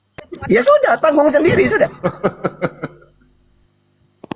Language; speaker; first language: Indonesian; native; Indonesian